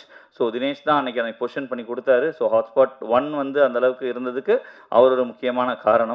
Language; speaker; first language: Tamil; native; Tamil